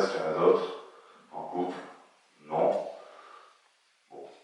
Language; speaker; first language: French; native; French